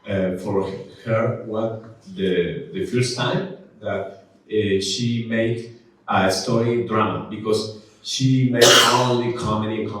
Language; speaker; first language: English; non-native, learner; Spanish